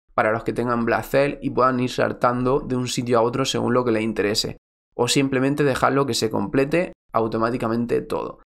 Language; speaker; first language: Spanish; native; Spanish